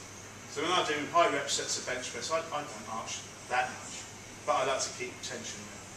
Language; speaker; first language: English; native; English